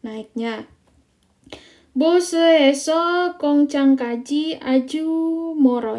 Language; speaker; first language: Korean; non-native, fluent; Indonesian